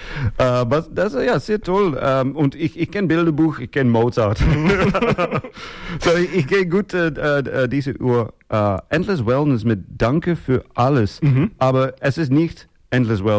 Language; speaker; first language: German; non-native, learner; Dutch